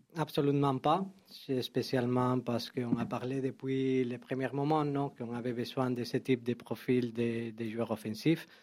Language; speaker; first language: French; non-native, fluent; Spanish